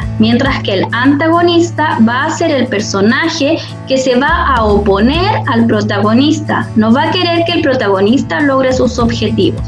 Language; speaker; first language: Spanish; native; Spanish